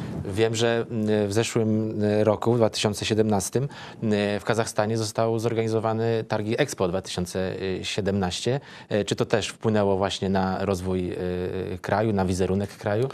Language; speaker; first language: Polish; native; Polish